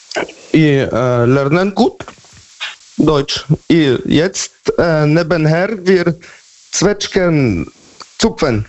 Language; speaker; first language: German; non-native, learner; Polish